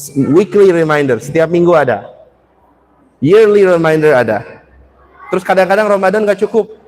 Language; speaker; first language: Indonesian; early bilingual, heritage; Indonesian